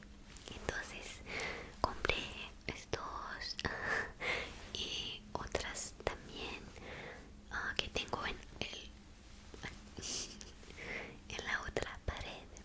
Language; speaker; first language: Spanish; non-native, fluent; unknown